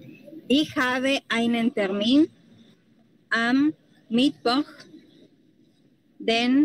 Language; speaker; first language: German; non-native, learner; Spanish